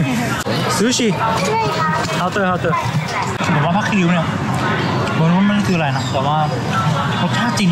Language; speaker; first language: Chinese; non-native, learner; Thai